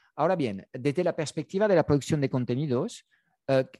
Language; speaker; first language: Spanish; non-native, fluent; French